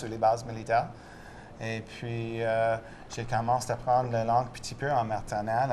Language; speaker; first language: French; non-native, local second language; English